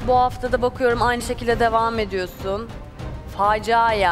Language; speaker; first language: Turkish; non-native, learner; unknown